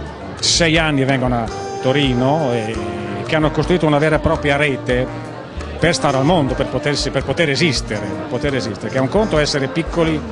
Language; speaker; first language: Italian; native; Italian